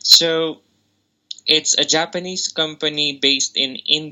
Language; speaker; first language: English; non-native, local second language; Filipino